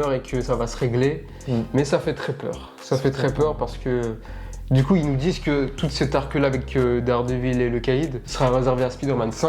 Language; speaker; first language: French; native; French